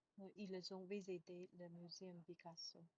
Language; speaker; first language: French; non-native, learner; Chinese